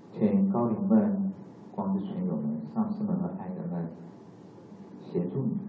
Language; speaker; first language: Chinese; native; Chinese